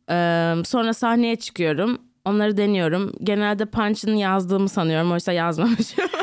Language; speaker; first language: Turkish; native; Turkish